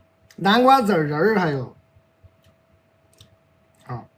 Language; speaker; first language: Chinese; native; Chinese